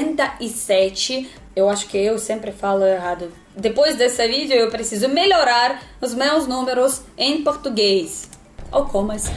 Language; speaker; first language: Portuguese; non-native, learner; Russian